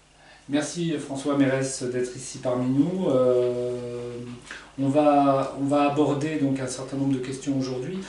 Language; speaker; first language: French; native; French